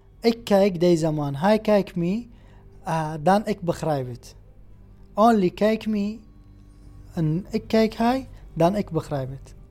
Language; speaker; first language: Dutch; non-native, learner; Arabic